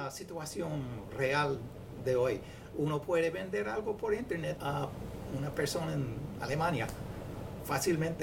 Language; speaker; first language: Spanish; non-native, fluent; English